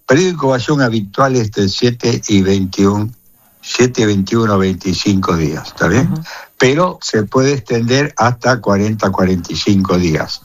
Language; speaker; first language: Spanish; native; Spanish